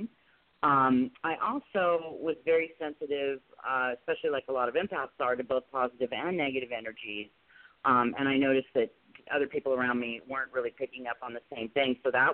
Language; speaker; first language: English; native; English